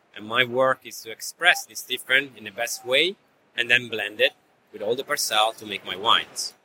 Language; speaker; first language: English; non-native, fluent; Italian